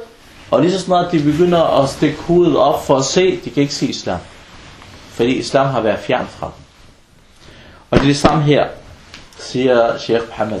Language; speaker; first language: Danish; non-native, fluent; Arabic